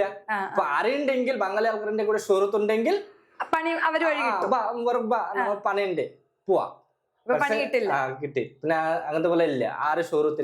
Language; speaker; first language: Malayalam; non-native, local second language; Bangla